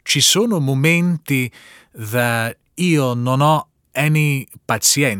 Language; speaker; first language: Italian; non-native, learner; English